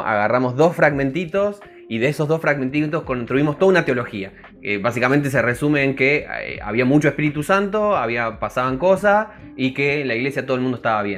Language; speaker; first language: Spanish; native; Spanish